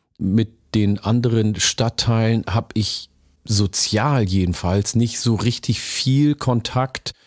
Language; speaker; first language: German; early bilingual, other home language; Oromo